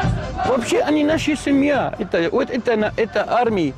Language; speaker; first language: Russian; non-native, learner; Arabic